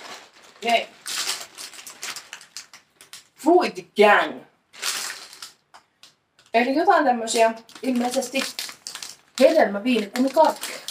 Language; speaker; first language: Finnish; native; Finnish